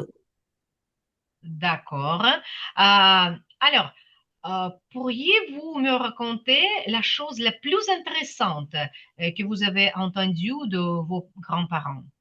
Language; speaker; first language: French; non-native, fluent; Ukrainian